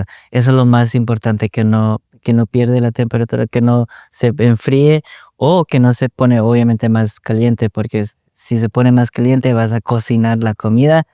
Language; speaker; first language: Spanish; early bilingual, other home language; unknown